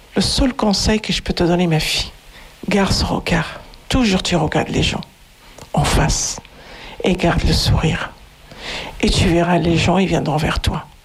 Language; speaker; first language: French; non-native, local second language; Arabic